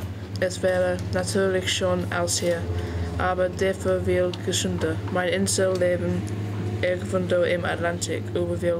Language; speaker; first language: German; non-native, learner; English